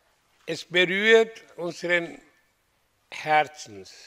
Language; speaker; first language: German; non-native, learner; Hindi